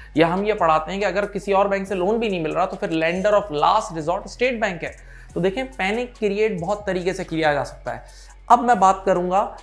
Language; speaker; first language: Urdu; native; Urdu